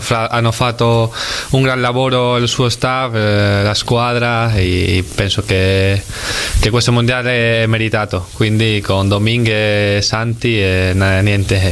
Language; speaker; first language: Italian; non-native, learner; Spanish